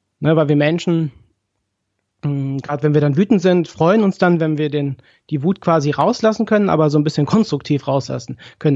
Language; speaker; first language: German; native; German